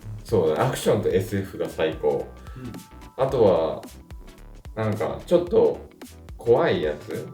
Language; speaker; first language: Japanese; native; Japanese